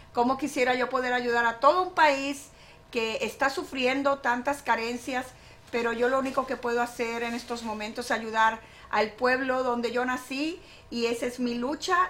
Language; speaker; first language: Spanish; native; Spanish